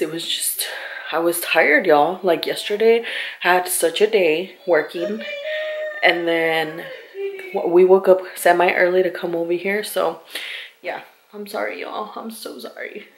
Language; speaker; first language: English; early bilingual, other home language; Spanish